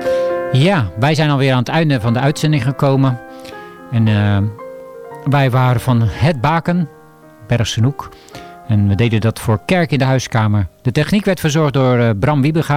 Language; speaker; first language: Dutch; native; Dutch